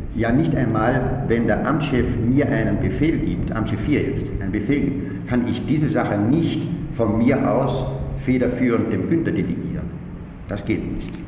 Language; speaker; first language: German; native; German